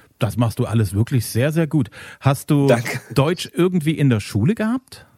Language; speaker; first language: German; native; German